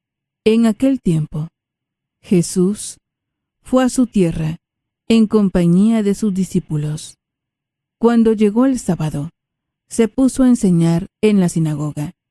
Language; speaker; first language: Spanish; native; Spanish